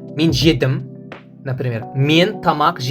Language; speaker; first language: Kazakh; non-native, learner; Russian